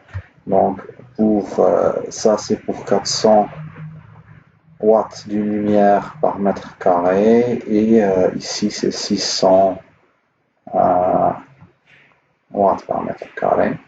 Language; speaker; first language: French; non-native, local second language; Arabic